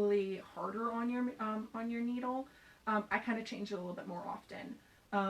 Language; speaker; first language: English; native; English